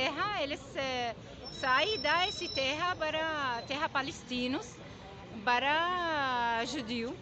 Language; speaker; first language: Portuguese; non-native, learner; Arabic